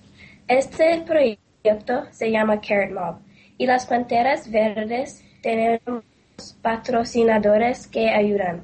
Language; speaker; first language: Spanish; non-native, learner; English